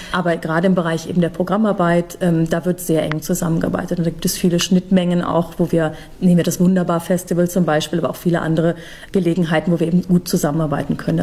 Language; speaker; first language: German; native; German